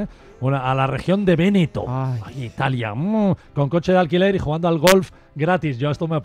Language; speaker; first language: Spanish; native; Spanish